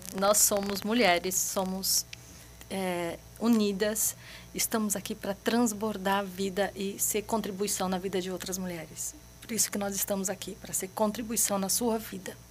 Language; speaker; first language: Portuguese; early bilingual, other home language; Arabic